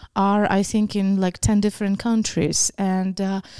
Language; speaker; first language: English; non-native, fluent; Ukrainian